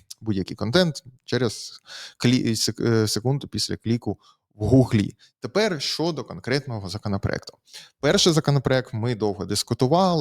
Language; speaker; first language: Ukrainian; native; Ukrainian